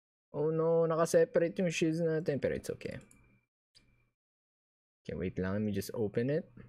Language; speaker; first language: English; non-native, local second language; Filipino